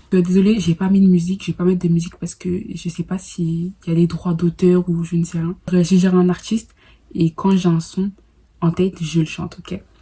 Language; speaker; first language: French; early bilingual, other home language; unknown